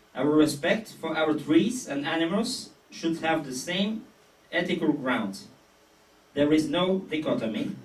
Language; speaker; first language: English; non-native, fluent; Dutch